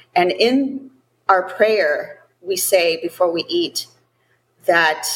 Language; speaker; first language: English; early bilingual, other home language; Spanish